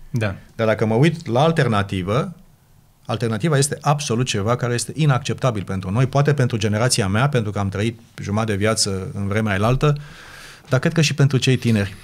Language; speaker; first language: Romanian; native; Romanian